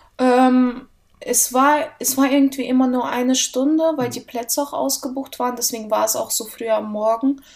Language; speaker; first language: German; early bilingual, other home language; Russian